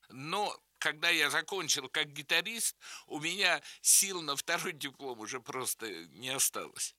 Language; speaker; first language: Russian; native; Russian